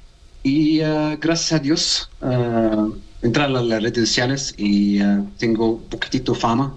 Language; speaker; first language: Spanish; non-native, learner; Arabic